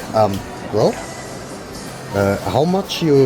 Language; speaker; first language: English; non-native, learner; German